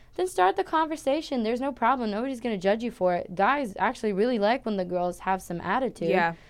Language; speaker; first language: English; non-native, fluent; Portuguese